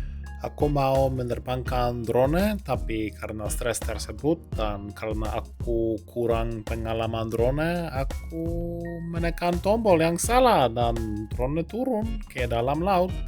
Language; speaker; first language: Indonesian; non-native, fluent; Norwegian